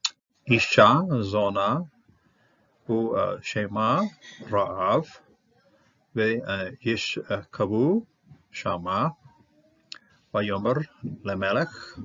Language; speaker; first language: Hebrew; non-native, fluent; English